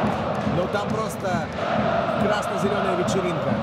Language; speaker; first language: Russian; native; Russian